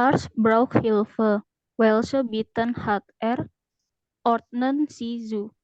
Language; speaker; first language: German; non-native, learner; Indonesian